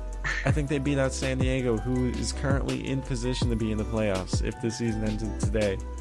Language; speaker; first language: English; native; English